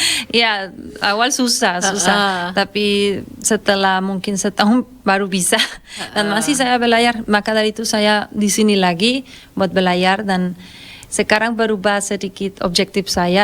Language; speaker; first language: Indonesian; non-native, fluent; Spanish